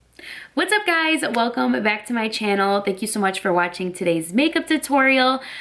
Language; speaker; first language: English; native; English